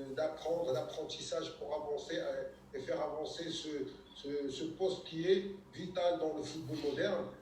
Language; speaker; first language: French; non-native, local second language; Arabic